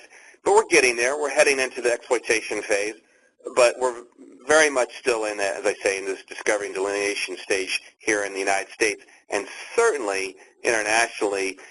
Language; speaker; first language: English; native; English